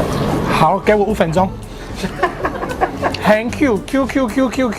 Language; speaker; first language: Chinese; non-native, fluent; English